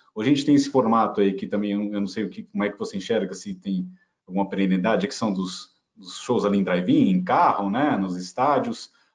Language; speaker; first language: Portuguese; native; Portuguese